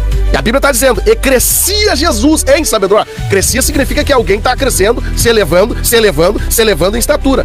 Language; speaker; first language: Portuguese; native; Portuguese